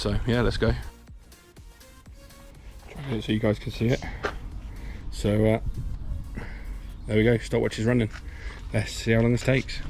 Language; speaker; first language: English; native; English